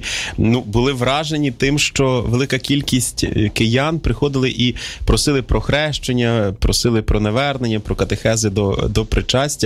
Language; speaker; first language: Ukrainian; native; Ukrainian